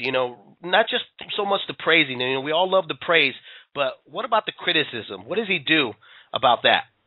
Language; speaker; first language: English; native; English